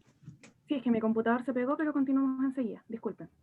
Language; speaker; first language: Spanish; native; Spanish